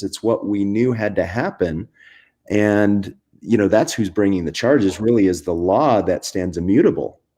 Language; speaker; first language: English; native; English